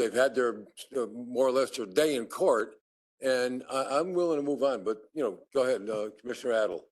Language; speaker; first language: English; native; English